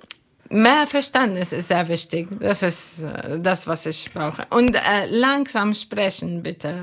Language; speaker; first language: German; non-native, learner; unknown